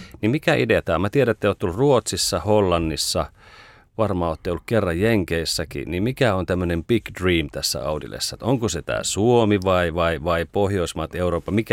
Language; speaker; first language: Finnish; native; Finnish